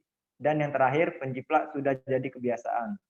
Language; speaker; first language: Indonesian; native; Indonesian